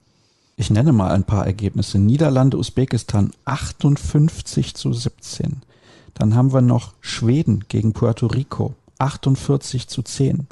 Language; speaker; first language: German; native; German